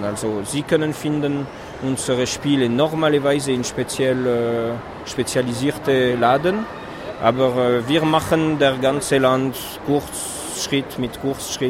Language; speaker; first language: German; non-native, fluent; French